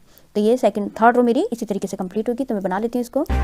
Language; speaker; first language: Hindi; non-native, local second language; Punjabi